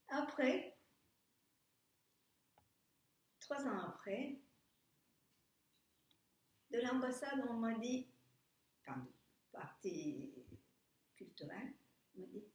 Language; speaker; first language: French; non-native, fluent; Turkish